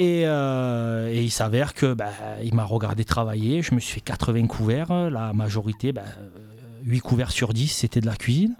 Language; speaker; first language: French; native; French